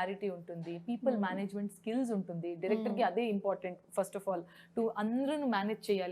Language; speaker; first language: Telugu; non-native, local second language; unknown